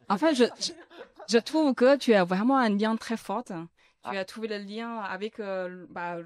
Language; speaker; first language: French; non-native, learner; Chinese